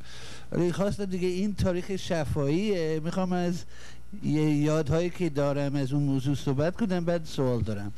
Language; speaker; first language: Persian; non-native, fluent; English